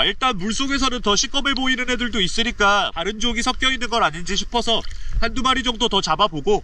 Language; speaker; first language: Korean; native; Korean